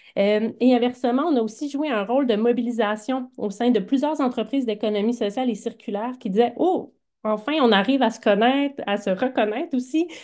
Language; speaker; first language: French; native; French